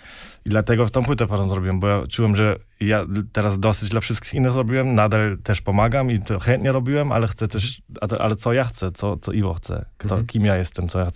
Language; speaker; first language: Polish; early bilingual, heritage; Polish